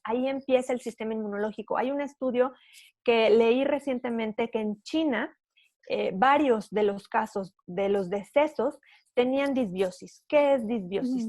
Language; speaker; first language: Spanish; native; Spanish